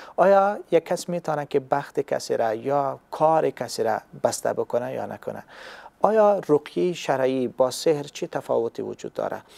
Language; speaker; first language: Persian; native; Persian